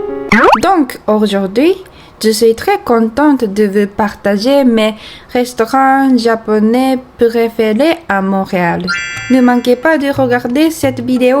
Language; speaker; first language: French; non-native, fluent; Japanese